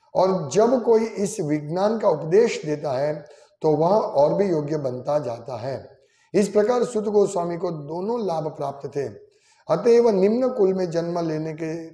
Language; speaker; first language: Hindi; non-native, local second language; Gujarati